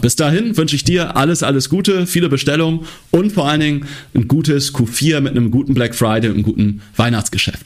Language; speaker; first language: German; native; German